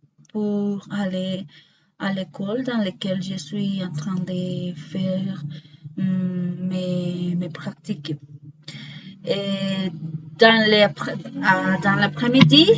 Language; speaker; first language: French; non-native, learner; Spanish